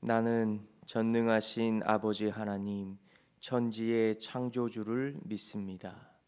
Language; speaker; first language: Korean; native; Korean